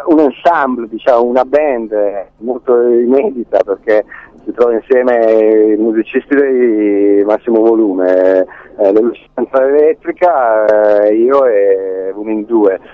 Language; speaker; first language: Italian; native; Italian